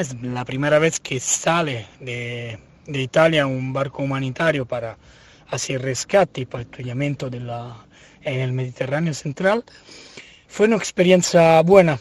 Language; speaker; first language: Spanish; non-native, fluent; Italian